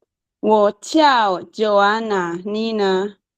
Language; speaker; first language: Chinese; non-native, learner; Filipino